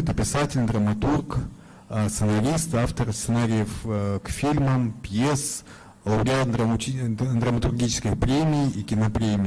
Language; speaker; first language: Russian; native; Russian